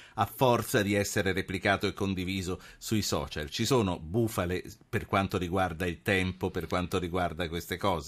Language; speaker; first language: Italian; native; Italian